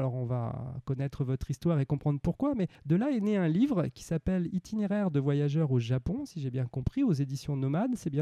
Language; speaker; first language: French; native; French